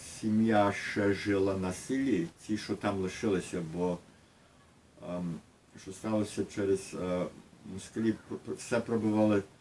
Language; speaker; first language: Ukrainian; early bilingual, heritage; Ukrainian